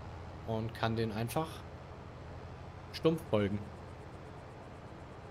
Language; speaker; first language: German; native; German